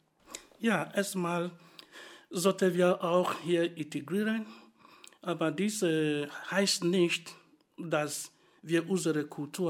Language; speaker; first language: German; non-native, fluent; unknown